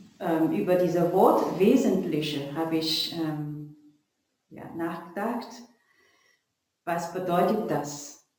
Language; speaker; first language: German; non-native, learner; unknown